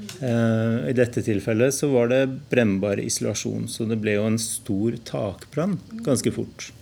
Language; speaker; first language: Norwegian; native; Norwegian